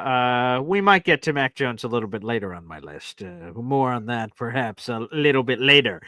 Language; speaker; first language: English; native; English